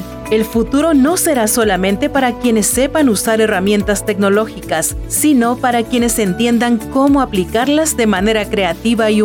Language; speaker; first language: Spanish; native; Spanish